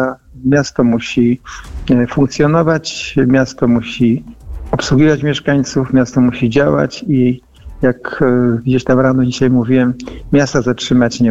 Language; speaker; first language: Polish; native; Polish